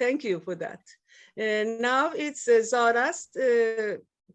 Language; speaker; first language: English; non-native, learner; Persian